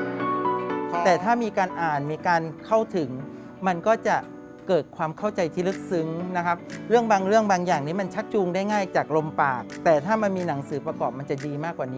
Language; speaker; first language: Thai; native; Thai